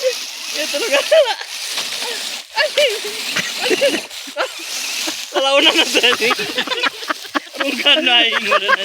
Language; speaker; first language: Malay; non-native, local second language; Sundanese